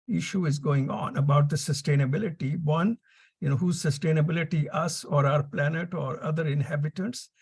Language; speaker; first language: English; non-native, local second language; Punjabi